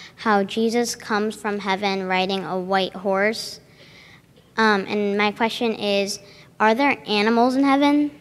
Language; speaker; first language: English; non-native, fluent; Romanian